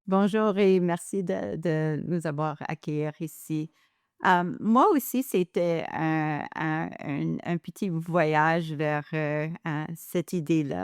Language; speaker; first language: French; non-native, local second language; English